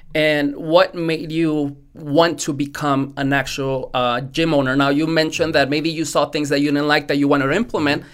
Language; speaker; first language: English; non-native, fluent; Spanish